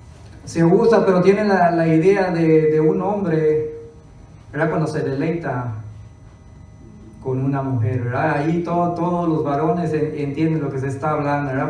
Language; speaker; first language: Spanish; early bilingual, other home language; English